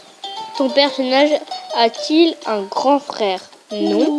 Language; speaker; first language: French; early bilingual, other home language; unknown